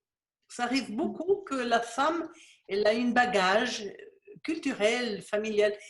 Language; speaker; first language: French; non-native, fluent; Spanish